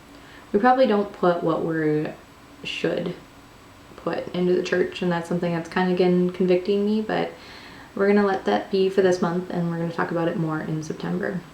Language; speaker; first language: English; native; English